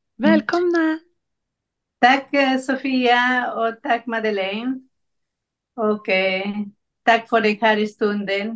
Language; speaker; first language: Swedish; non-native, learner; Spanish